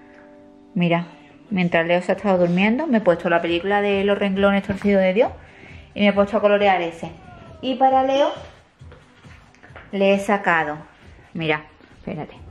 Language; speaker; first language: Spanish; native; Spanish